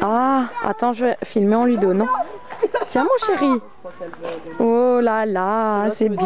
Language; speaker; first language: French; native; French